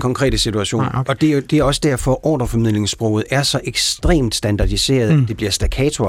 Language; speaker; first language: Danish; native; Danish